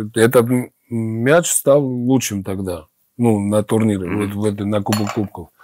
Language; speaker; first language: Russian; non-native, fluent; Georgian